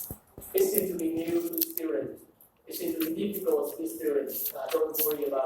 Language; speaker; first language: English; non-native, fluent; Vietnamese